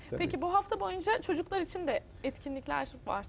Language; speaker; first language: Turkish; native; Turkish